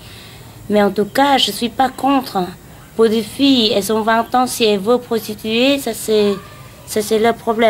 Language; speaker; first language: French; non-native, learner; Khmer